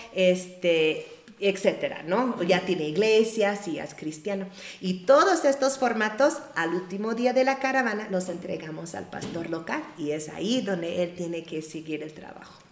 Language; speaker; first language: Spanish; non-native, fluent; English